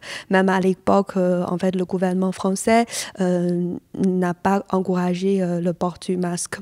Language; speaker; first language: French; non-native, fluent; Chinese